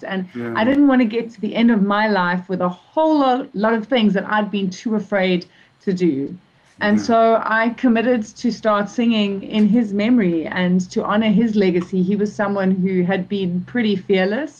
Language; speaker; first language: English; native; English